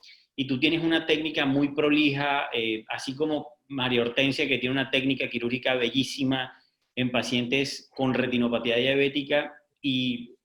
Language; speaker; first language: Spanish; native; Spanish